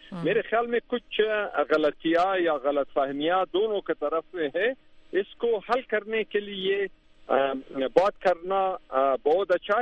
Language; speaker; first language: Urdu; non-native, fluent; Pashto